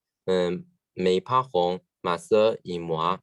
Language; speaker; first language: French; non-native, learner; Chinese